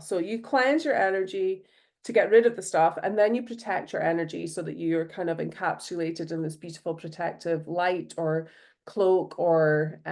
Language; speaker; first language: English; native; English